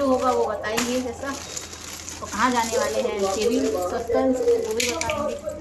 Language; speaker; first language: Hindi; native; Hindi